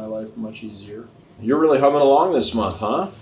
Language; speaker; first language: English; native; English